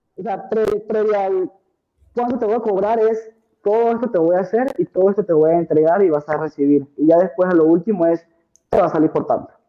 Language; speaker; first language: Spanish; native; Spanish